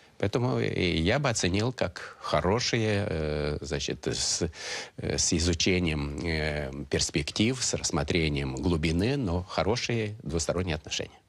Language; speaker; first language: Russian; non-native, local second language; Romanian